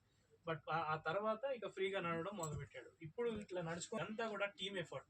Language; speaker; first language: Telugu; native; Telugu